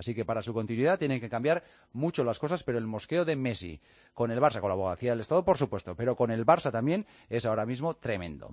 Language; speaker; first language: Spanish; native; Spanish